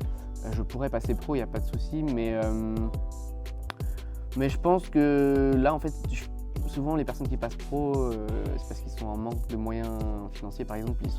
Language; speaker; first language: French; native; French